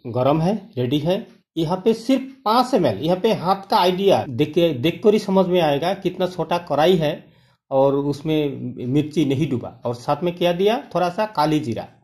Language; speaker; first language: Hindi; non-native, local second language; Bangla